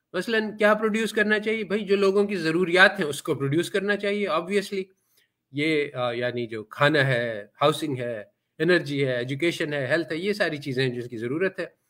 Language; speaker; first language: Urdu; native; Urdu